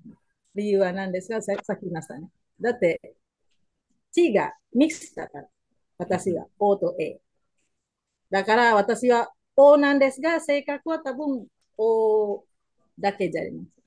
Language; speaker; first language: Japanese; non-native, learner; Indonesian